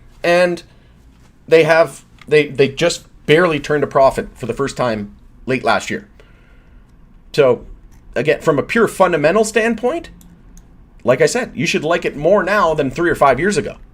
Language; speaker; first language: English; native; English